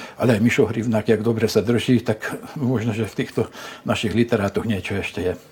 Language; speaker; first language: Slovak; native; Slovak